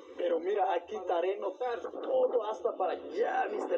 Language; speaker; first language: Spanish; non-native, learner; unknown